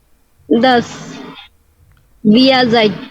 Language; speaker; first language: German; non-native, learner; Bangla